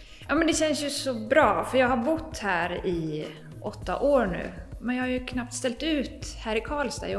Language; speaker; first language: Swedish; native; Swedish